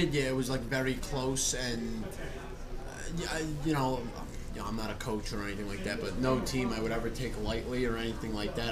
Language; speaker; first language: English; native; English